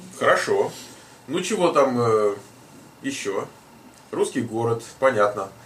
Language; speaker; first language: Russian; native; Russian